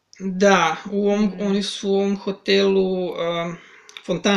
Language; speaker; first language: Serbian; native; Serbian